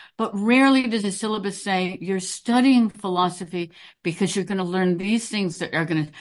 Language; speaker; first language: English; native; English